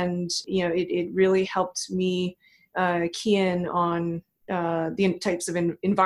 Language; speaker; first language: English; native; English